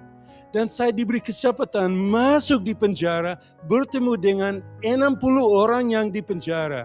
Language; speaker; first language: Indonesian; non-native, learner; English